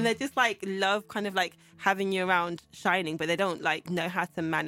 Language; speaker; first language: English; native; English